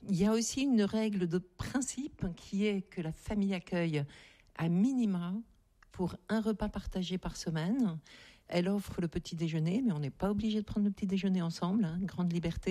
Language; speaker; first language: French; native; French